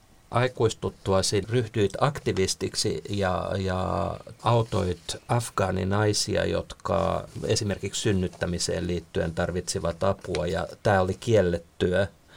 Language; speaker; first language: Finnish; native; Finnish